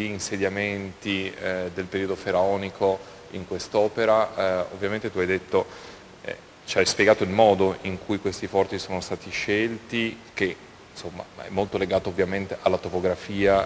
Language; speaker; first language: Italian; native; Italian